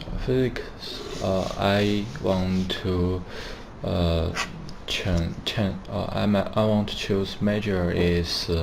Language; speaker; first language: English; non-native, learner; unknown